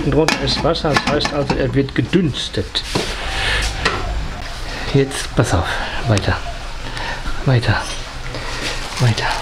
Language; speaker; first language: German; native; German